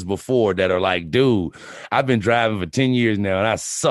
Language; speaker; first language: English; native; English